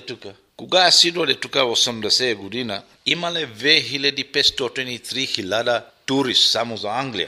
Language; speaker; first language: Bulgarian; non-native, local second language; Arabic